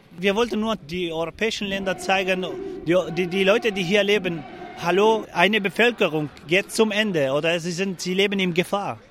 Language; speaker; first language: German; non-native, learner; Kurdish